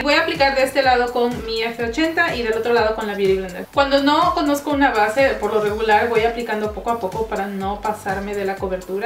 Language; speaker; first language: Spanish; early bilingual, heritage; Spanish